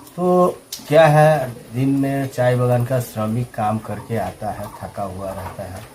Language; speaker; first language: Hindi; non-native, local second language; Bangla